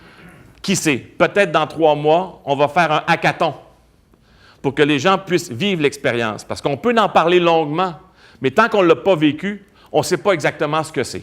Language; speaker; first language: French; native; French